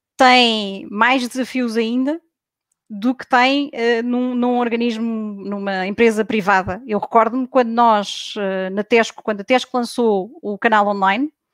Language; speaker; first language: Portuguese; native; Portuguese